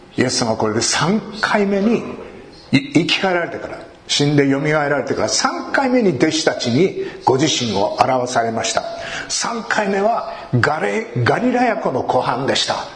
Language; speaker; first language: Japanese; native; Japanese